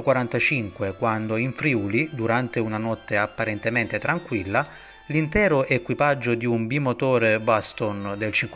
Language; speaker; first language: Italian; native; Italian